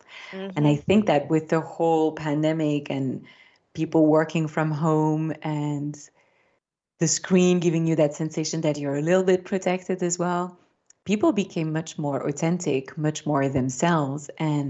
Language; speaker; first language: English; non-native, fluent; French